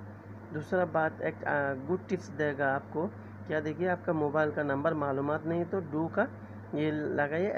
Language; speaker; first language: Hindi; non-native, learner; Bangla